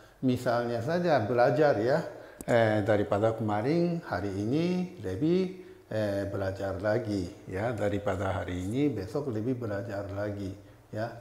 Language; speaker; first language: Indonesian; non-native, fluent; Japanese